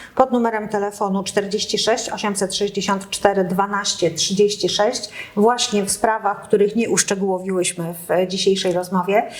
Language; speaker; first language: Polish; native; Polish